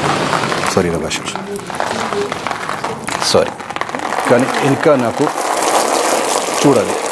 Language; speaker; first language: Telugu; non-native, fluent; Hindi